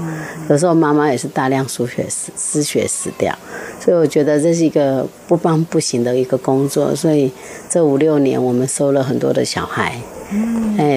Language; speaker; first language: Chinese; native; Chinese